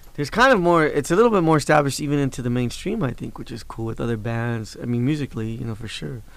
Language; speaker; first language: English; native; English